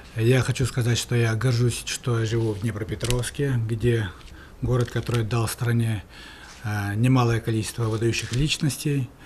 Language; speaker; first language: Russian; native; Russian